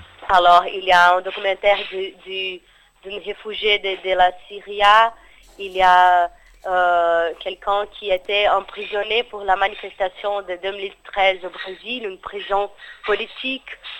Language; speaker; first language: French; non-native, fluent; Portuguese